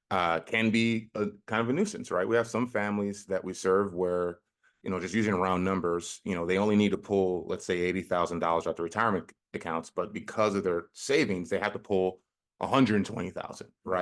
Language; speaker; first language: English; native; English